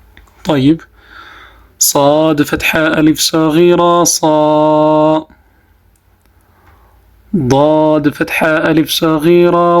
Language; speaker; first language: Arabic; non-native, fluent; Amharic